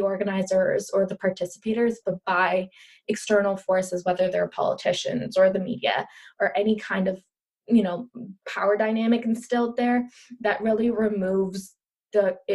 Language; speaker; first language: English; early bilingual, other home language; Urdu